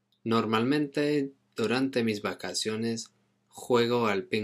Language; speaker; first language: Spanish; non-native, fluent; English